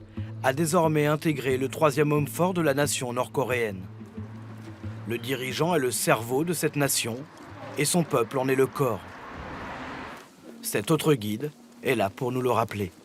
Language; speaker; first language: French; native; French